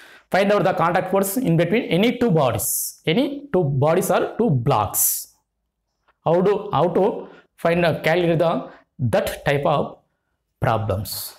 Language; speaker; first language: English; non-native, local second language; Telugu